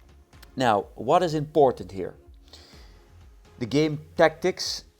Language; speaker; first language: English; non-native, fluent; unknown